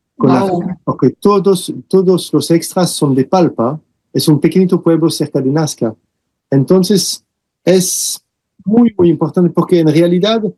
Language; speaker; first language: Spanish; non-native, fluent; French